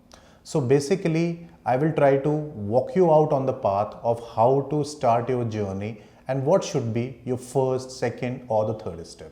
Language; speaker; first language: English; non-native, local second language; Hindi